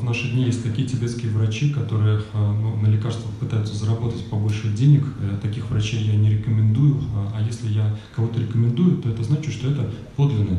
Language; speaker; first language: Russian; native; Russian